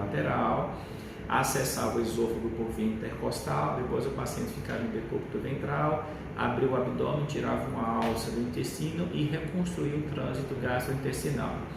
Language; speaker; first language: Portuguese; native; Portuguese